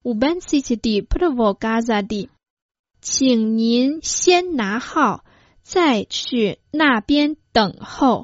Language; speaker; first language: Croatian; non-native, fluent; Chinese